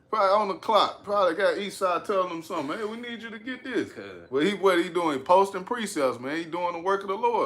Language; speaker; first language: English; native; English